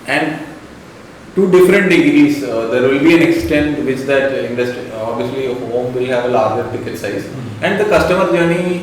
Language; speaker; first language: English; non-native, local second language; Malayalam